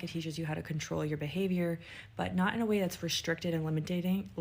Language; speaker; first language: English; native; English